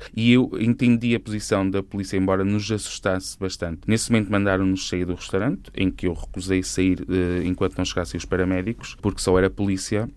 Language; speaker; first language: Portuguese; native; Portuguese